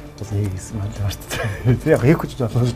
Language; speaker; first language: Mongolian; native; Mongolian